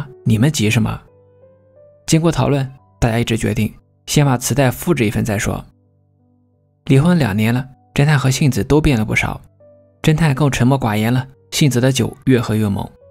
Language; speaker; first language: Chinese; native; Chinese